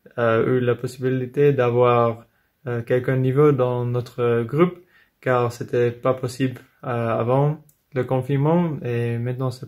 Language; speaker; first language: French; non-native, fluent; English